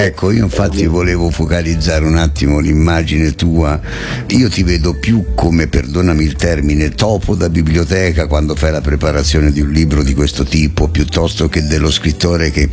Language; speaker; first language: Italian; native; Italian